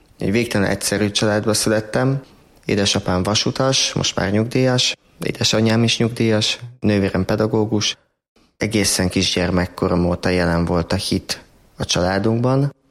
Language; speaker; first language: Hungarian; native; Hungarian